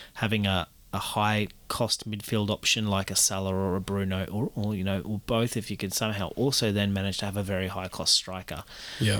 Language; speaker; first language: English; native; English